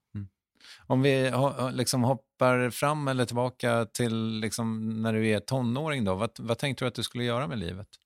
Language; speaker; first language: Swedish; native; Swedish